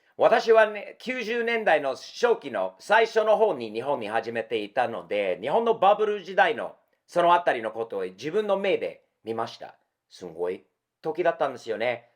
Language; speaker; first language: Japanese; non-native, fluent; English